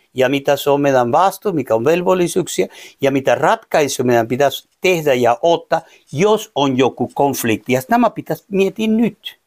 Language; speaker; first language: Finnish; non-native, fluent; Spanish